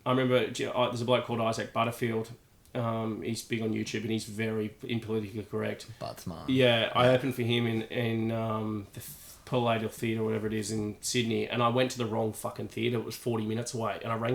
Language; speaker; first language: English; native; English